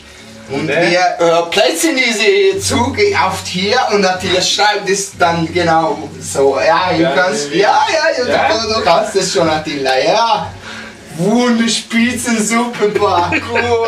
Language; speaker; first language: German; non-native, learner; Hungarian